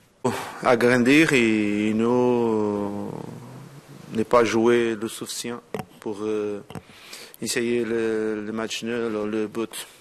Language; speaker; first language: French; non-native, fluent; Portuguese